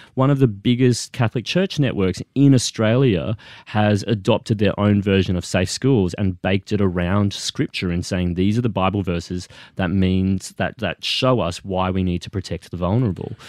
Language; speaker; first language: English; native; English